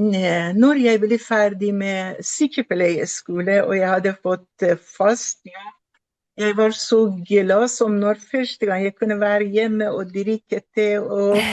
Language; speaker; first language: Norwegian; non-native, fluent; Persian